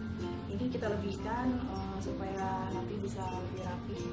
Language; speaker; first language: Indonesian; native; Indonesian